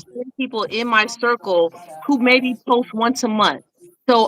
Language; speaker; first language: English; native; English